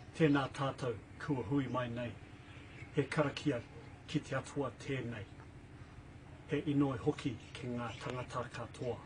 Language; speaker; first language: Māori; non-native, local second language; English